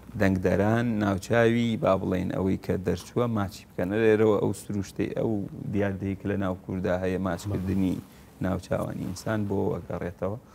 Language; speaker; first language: Central Kurdish; non-native, local second language; Gurani